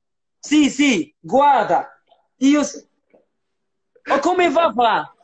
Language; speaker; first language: Italian; non-native, learner; Arabic